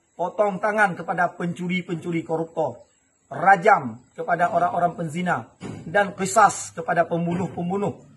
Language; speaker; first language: Malay; non-native, local second language; Achinese